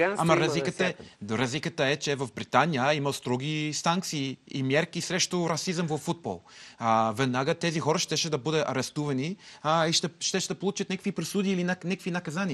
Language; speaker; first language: Bulgarian; non-native, learner; English